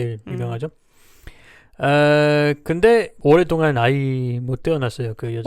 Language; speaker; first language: Korean; non-native, learner; French